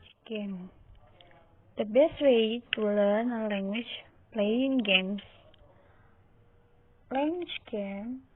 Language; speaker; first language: English; non-native, learner; Indonesian